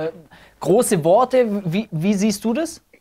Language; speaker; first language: German; native; German